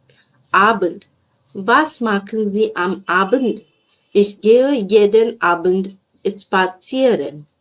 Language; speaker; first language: German; non-native, fluent; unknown